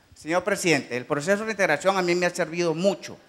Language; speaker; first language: Spanish; native; Spanish